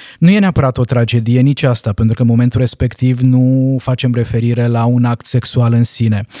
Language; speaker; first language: Romanian; non-native, local second language; Hungarian